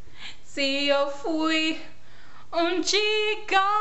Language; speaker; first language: Spanish; non-native, learner; English